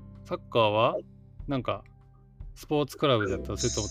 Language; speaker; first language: Japanese; native; Japanese